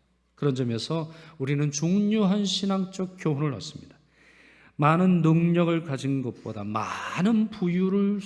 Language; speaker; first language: Korean; native; Korean